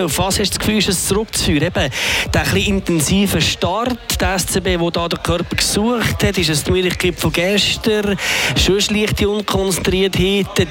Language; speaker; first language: German; native; German